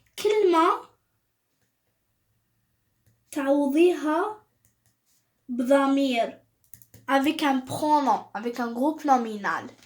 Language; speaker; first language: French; non-native, local second language; Arabic